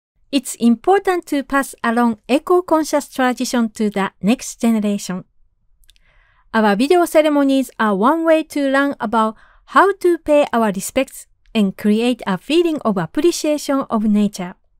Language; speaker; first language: English; non-native, fluent; Japanese